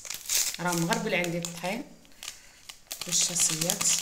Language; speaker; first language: Arabic; native; Arabic